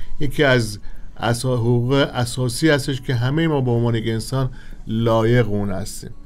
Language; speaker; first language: Persian; native; Persian